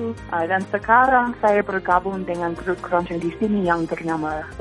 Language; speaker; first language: Indonesian; non-native, fluent; English